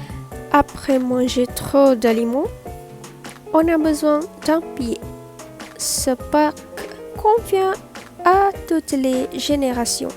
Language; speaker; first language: French; non-native, learner; Malay